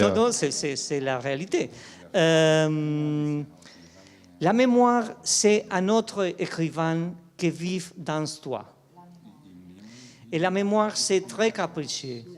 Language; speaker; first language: French; non-native, fluent; Spanish